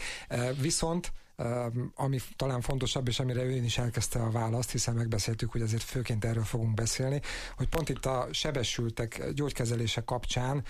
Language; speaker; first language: Hungarian; native; Hungarian